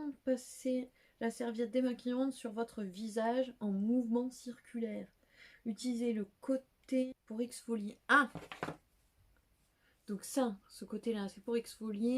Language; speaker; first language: French; native; French